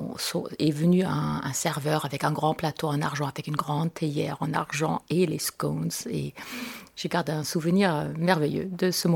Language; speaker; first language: French; non-native, fluent; German